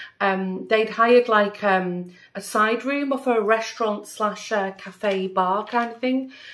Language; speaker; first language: English; native; English